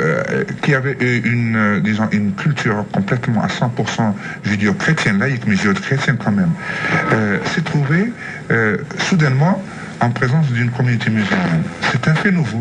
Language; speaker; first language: French; non-native, local second language; Arabic